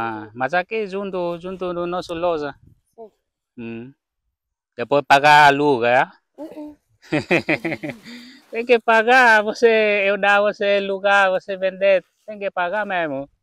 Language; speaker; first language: Portuguese; non-native, learner; Vietnamese